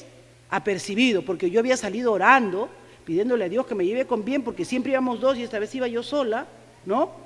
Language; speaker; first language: Spanish; native; Spanish